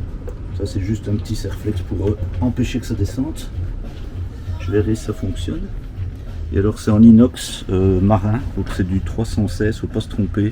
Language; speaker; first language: French; native; French